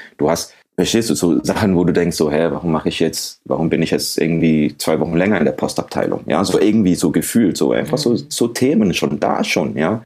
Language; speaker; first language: German; early bilingual, other home language; Akan